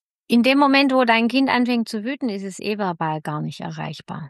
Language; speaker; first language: German; native; German